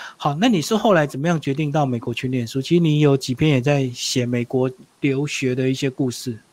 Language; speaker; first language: Chinese; native; Chinese